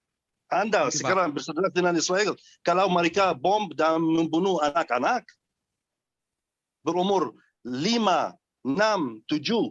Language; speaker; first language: Indonesian; non-native, fluent; Arabic